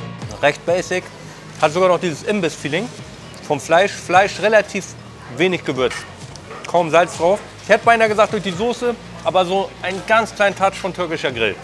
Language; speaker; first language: German; native; German